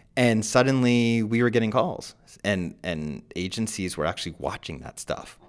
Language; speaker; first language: English; native; English